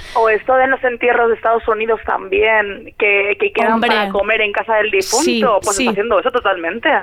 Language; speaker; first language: Spanish; native; Spanish